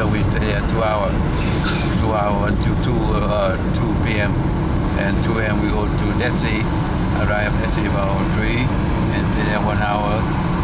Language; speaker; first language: English; non-native, learner; Vietnamese